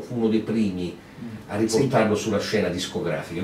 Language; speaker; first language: Italian; native; Italian